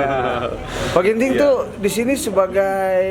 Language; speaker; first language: Indonesian; native; Indonesian